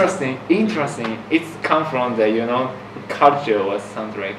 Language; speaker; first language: English; non-native, learner; Japanese